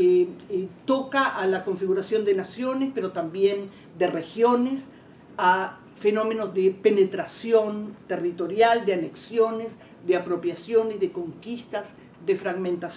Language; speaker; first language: Spanish; native; Spanish